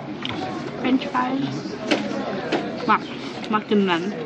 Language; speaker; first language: English; native; English